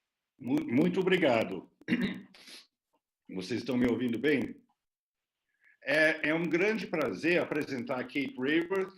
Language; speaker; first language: Portuguese; non-native, fluent; English